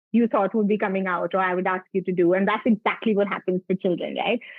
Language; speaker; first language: English; non-native, local second language; Punjabi